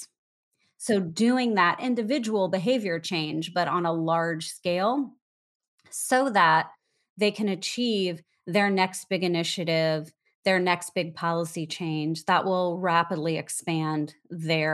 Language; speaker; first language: English; native; English